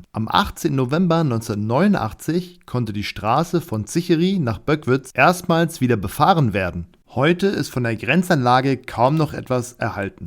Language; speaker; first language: German; native; German